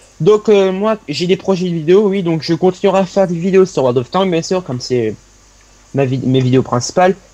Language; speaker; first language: French; native; French